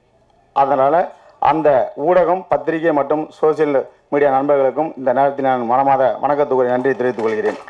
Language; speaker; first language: Tamil; native; Tamil